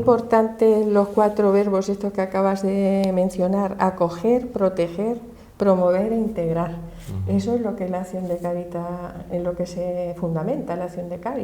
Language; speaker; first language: Spanish; native; Spanish